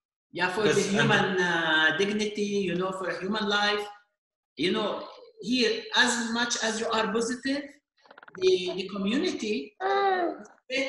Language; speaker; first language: English; non-native, fluent; Arabic